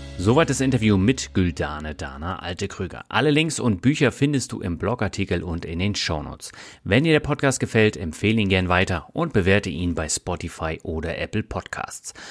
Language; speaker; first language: German; native; German